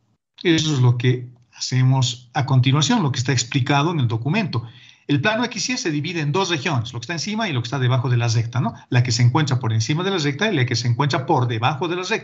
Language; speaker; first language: Spanish; native; Spanish